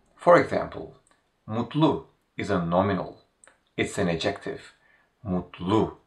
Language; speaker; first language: English; non-native, fluent; Turkish